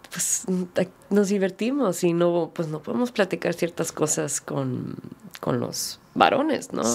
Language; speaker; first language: Spanish; early bilingual, heritage; Spanish